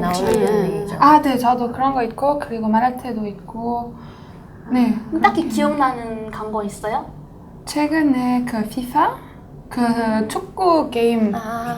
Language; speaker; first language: Korean; non-native, fluent; French